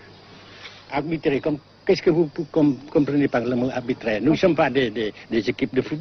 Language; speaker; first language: French; non-native, fluent; Vietnamese